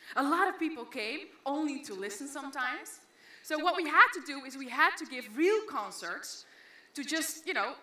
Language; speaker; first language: English; non-native, fluent; Dutch